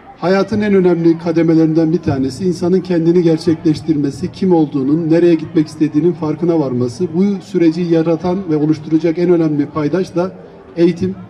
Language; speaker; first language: Turkish; native; Turkish